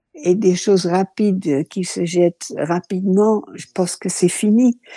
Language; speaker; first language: French; non-native, fluent; Dutch